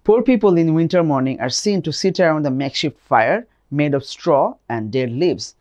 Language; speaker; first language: English; non-native, local second language; Bangla